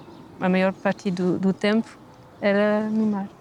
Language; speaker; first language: Portuguese; non-native, fluent; French